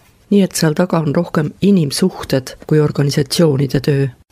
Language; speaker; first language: Estonian; native; Estonian